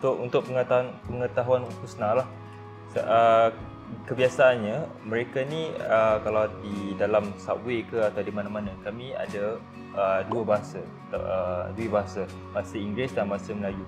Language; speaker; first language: Malay; native; Malay